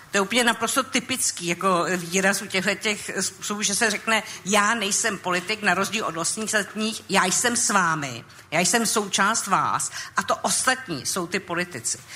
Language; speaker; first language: Czech; native; Czech